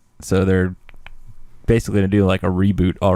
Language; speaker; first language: English; native; English